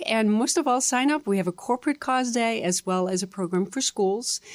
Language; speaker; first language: English; non-native, fluent; Dutch